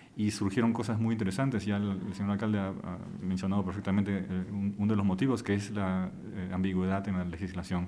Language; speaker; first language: Spanish; non-native, fluent; German